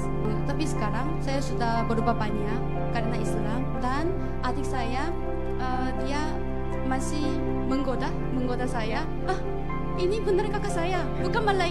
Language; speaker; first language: Indonesian; non-native, fluent; Korean